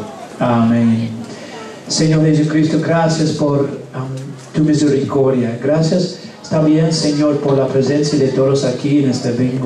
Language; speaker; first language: Spanish; non-native, learner; English